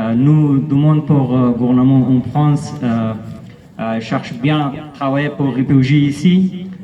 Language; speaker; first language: French; non-native, learner; Persian